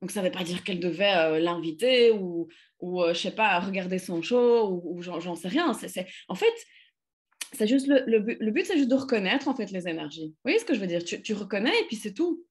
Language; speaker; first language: French; non-native, fluent; Polish